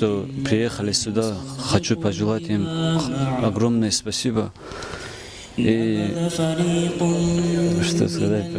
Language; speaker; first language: Russian; non-native, local second language; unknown